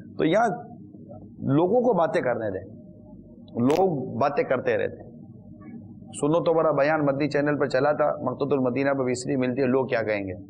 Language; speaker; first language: Urdu; native; Urdu